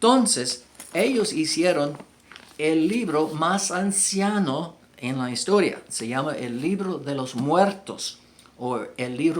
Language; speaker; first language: Spanish; non-native, fluent; English